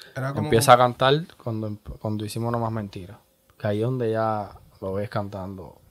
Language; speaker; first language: Spanish; native; Spanish